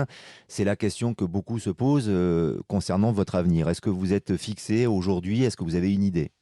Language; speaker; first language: French; native; French